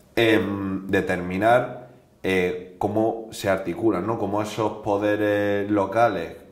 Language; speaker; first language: Spanish; native; Spanish